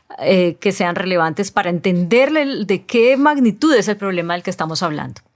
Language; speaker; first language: Spanish; native; Spanish